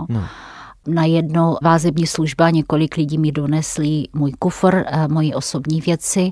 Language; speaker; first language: Czech; non-native, fluent; Russian